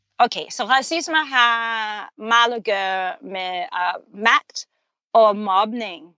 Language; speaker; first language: Danish; non-native, fluent; English